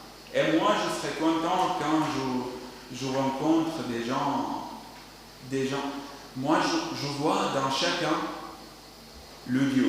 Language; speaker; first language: French; non-native, learner; Arabic